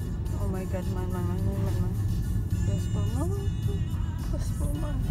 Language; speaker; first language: Danish; non-native, learner; Cebuano